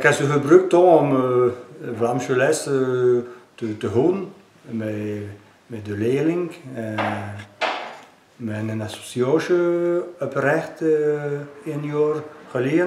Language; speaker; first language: Dutch; non-native, local second language; French